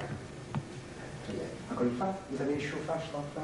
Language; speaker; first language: French; native; French